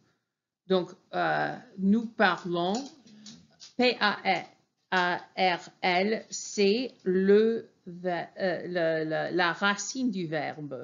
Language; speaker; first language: French; non-native, fluent; English